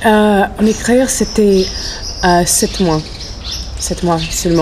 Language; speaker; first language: French; non-native, fluent; English